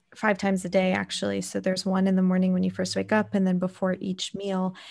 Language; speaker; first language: English; native; English